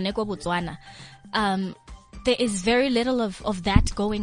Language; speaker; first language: English; non-native, local second language; Tswana